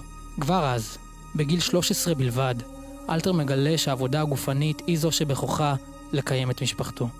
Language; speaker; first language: Hebrew; native; Hebrew